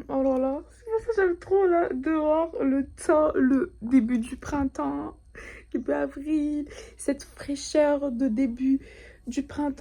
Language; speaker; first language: French; native; French